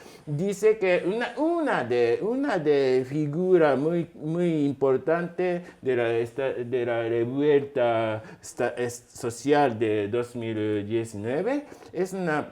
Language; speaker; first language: Spanish; non-native, fluent; Japanese